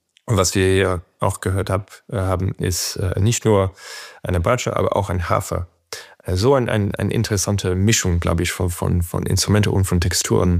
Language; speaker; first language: German; non-native, fluent; French